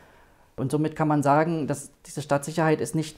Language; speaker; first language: German; native; German